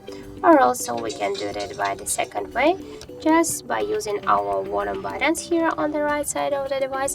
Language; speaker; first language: English; non-native, fluent; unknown